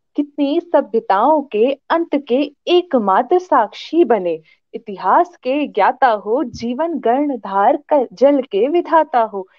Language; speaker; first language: Hindi; native; Hindi